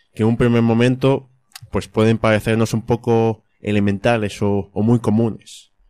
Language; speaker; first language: Spanish; native; Spanish